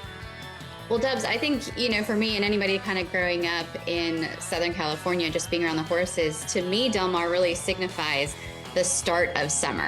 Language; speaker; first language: English; native; English